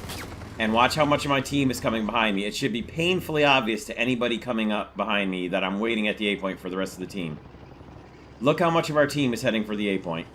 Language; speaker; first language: English; native; English